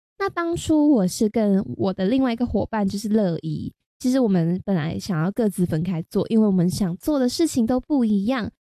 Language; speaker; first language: Chinese; non-native, local second language; Cantonese